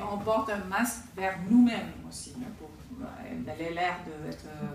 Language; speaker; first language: French; non-native, fluent; Spanish